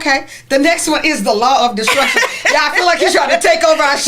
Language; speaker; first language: English; native; English